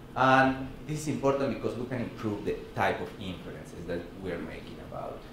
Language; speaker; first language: English; non-native, fluent; Spanish